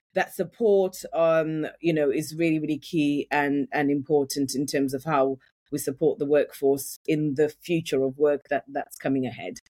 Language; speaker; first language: English; native; English